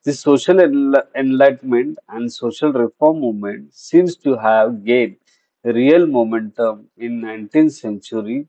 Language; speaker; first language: English; non-native, local second language; Marathi